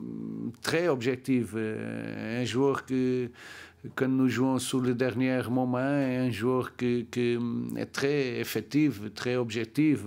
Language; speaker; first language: French; non-native, learner; Portuguese